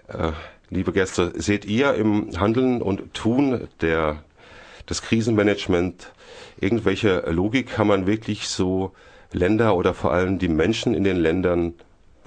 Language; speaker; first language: German; native; German